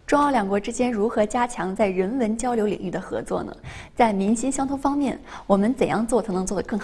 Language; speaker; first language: Chinese; native; Chinese